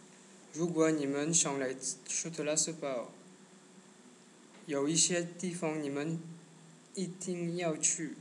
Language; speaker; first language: Chinese; non-native, learner; French